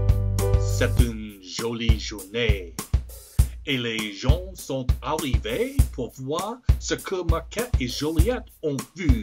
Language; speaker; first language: French; non-native, learner; English